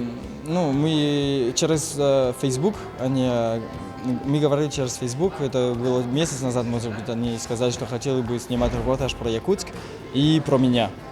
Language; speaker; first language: Russian; non-native, fluent; French